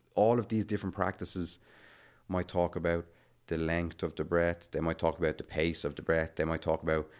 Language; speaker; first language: English; native; English